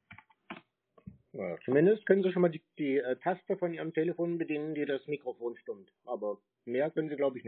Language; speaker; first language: German; native; German